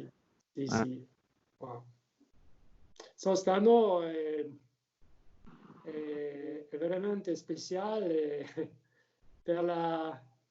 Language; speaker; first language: Italian; non-native, learner; French